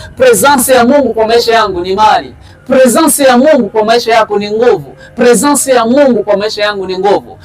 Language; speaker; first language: Swahili; native; Swahili